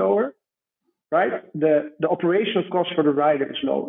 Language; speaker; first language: English; non-native, fluent; Dutch